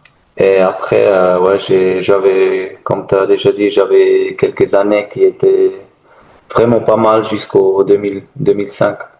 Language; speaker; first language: French; non-native, learner; German